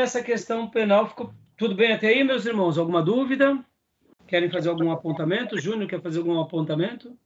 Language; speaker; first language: Portuguese; native; Portuguese